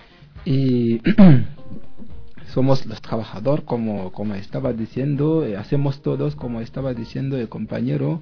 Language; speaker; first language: Spanish; non-native, learner; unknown